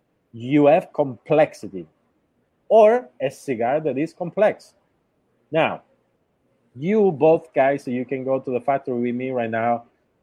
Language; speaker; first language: English; non-native, fluent; Italian